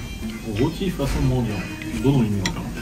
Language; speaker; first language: Japanese; non-native, learner; French